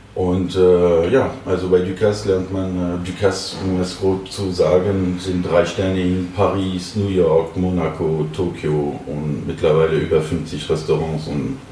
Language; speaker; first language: German; non-native, fluent; French